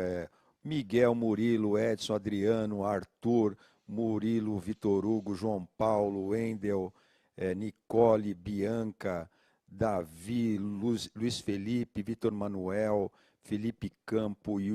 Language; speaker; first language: Portuguese; native; Portuguese